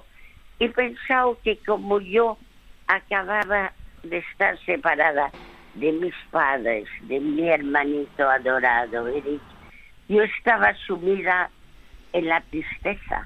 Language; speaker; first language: Spanish; early bilingual, other home language; French